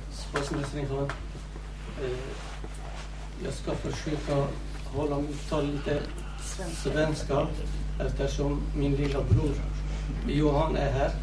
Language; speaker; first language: Swedish; non-native, fluent; Central Kurdish